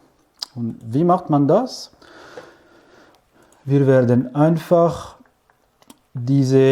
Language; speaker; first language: German; non-native, fluent; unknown